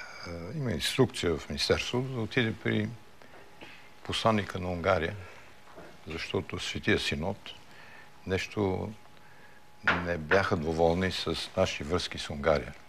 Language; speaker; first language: Bulgarian; early bilingual, heritage; Bulgarian